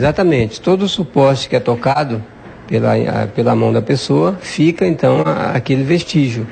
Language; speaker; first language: Portuguese; native; Portuguese